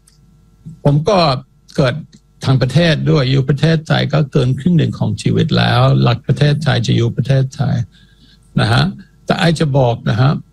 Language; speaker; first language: Thai; non-native, fluent; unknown